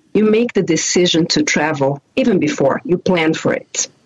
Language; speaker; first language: English; non-native, fluent; Portuguese